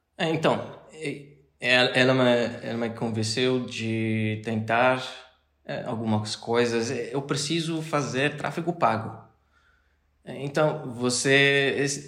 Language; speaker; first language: Portuguese; non-native, learner; Bulgarian